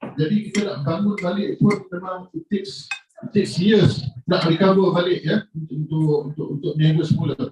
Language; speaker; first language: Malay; native; Malay